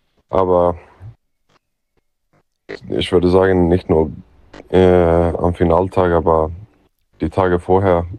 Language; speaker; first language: German; non-native, fluent; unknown